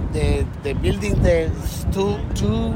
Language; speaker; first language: English; non-native, learner; Spanish